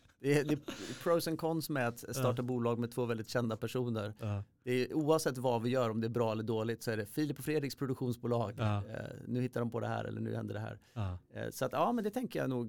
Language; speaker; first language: Swedish; native; Swedish